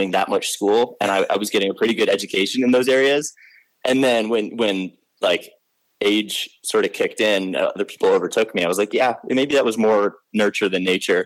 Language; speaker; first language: English; native; English